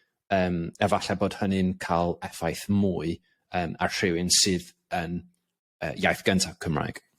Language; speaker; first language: Welsh; non-native, local second language; English